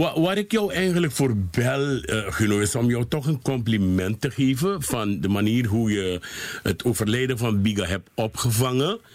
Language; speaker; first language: Dutch; native; Dutch